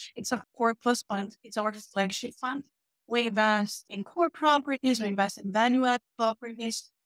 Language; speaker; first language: English; non-native, fluent; Portuguese